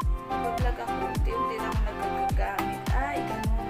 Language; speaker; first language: Filipino; non-native, local second language; Cebuano